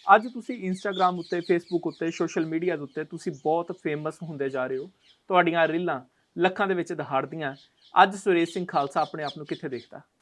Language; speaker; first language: Punjabi; native; Punjabi